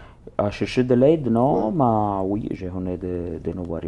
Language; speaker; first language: French; non-native, learner; Italian